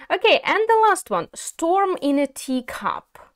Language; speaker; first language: English; non-native, fluent; Ukrainian